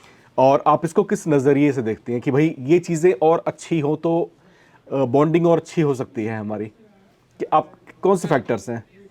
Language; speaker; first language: Hindi; native; Hindi